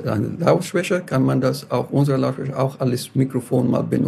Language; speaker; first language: German; non-native, fluent; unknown